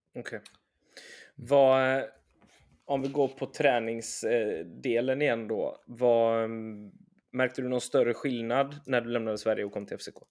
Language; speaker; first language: Swedish; native; Swedish